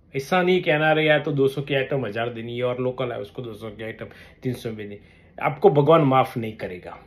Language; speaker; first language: Hindi; non-native, local second language; Gujarati